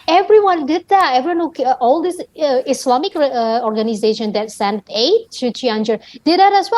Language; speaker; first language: English; non-native, fluent; Indonesian